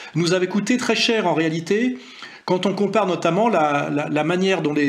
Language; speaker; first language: French; native; French